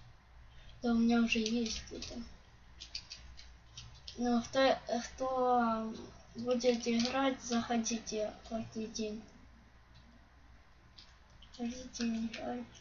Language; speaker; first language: Russian; non-native, local second language; Ukrainian